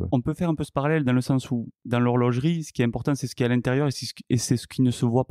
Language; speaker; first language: French; native; French